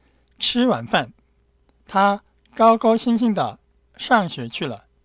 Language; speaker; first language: Chinese; non-native, fluent; Korean